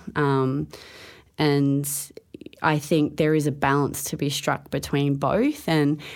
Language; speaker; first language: English; native; English